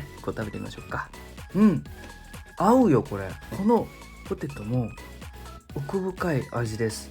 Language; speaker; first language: Japanese; native; Japanese